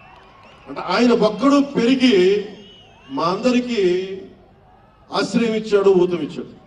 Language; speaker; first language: Telugu; native; Telugu